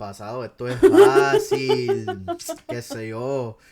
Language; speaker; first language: Spanish; non-native, fluent; English